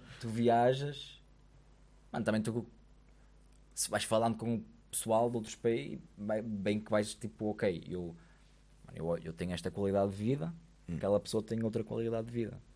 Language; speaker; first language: Portuguese; native; Portuguese